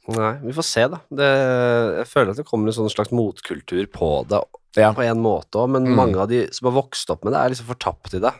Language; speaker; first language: Norwegian; native; Norwegian